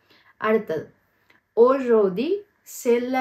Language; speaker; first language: French; non-native, fluent; Tamil